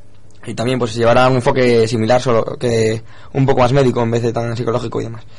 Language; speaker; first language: Spanish; native; Spanish